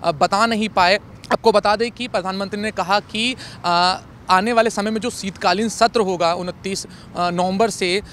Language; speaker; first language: Hindi; native; Hindi